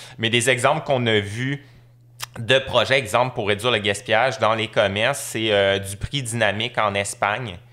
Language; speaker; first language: French; native; French